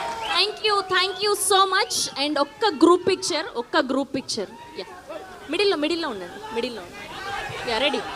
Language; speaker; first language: Telugu; native; Telugu